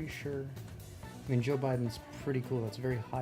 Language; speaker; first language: English; native; English